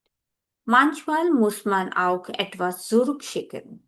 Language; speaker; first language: German; non-native, fluent; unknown